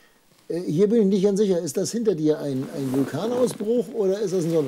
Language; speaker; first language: German; native; German